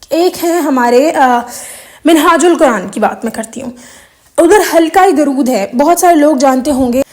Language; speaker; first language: Urdu; native; Urdu